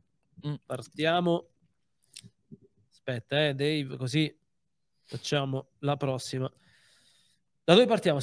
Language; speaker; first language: Italian; native; Italian